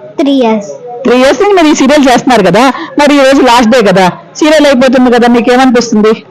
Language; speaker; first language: Telugu; native; Telugu